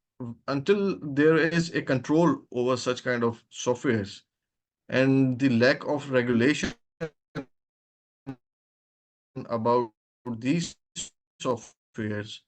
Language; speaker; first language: English; non-native, local second language; Urdu